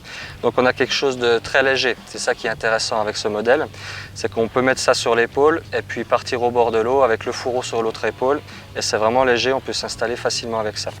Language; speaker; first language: French; native; French